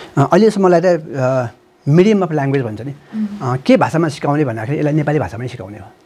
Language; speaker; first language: Nepali; non-native, local second language; Newari